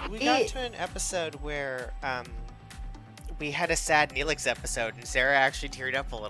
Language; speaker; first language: English; native; English